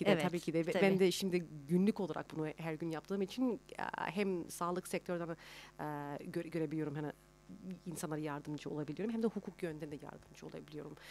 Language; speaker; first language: Turkish; early bilingual, heritage; Turkish